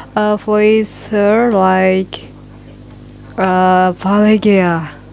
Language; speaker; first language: English; non-native, learner; Indonesian